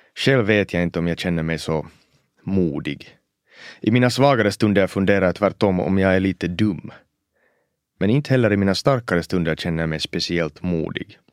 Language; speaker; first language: Swedish; native; Swedish